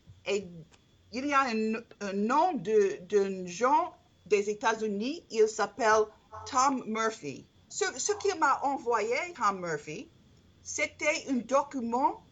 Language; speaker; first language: French; non-native, learner; English